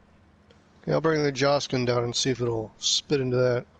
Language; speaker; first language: English; native; English